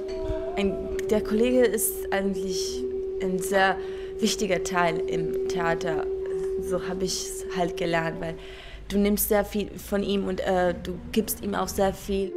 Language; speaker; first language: German; non-native, fluent; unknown